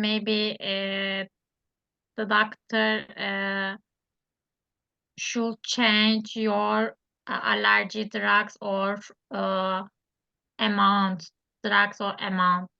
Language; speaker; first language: English; non-native, learner; Turkish